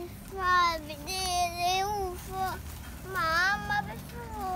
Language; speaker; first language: Italian; early bilingual, other home language; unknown